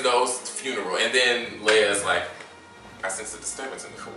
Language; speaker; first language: English; native; English